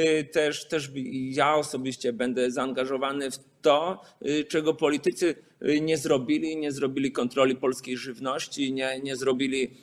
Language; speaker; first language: Polish; native; Polish